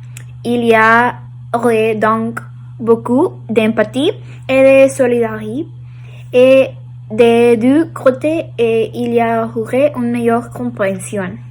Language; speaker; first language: French; non-native, learner; Spanish